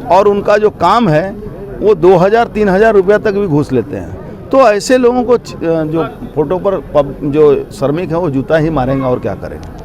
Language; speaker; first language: Hindi; non-native, local second language; Bangla